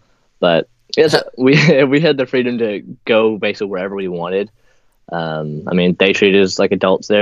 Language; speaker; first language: English; native; English